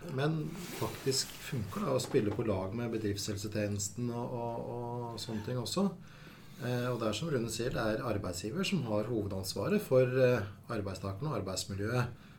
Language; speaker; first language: Norwegian; native; Norwegian